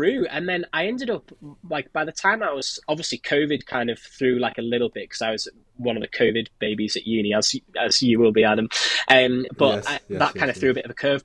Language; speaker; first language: English; native; English